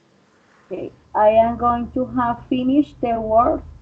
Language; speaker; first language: English; non-native, learner; Spanish